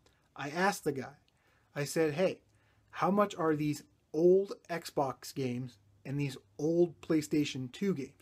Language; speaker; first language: English; native; English